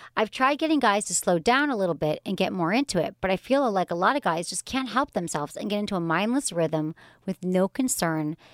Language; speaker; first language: English; native; English